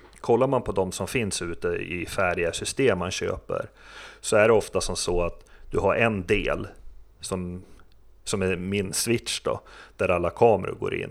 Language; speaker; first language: Swedish; native; Swedish